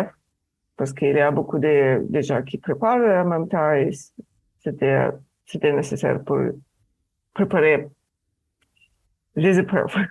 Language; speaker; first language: French; non-native, learner; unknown